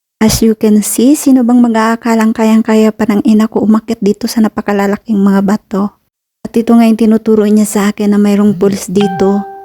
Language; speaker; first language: Filipino; non-native, local second language; Cebuano